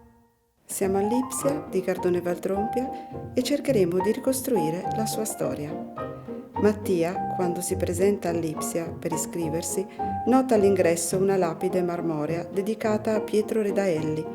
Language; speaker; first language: Italian; native; Italian